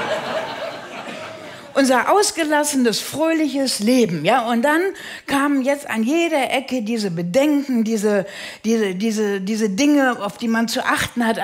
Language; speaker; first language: German; native; German